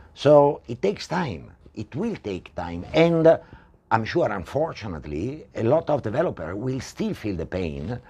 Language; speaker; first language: English; non-native, fluent; Italian